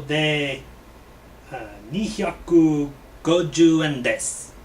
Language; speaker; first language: Japanese; non-native, learner; English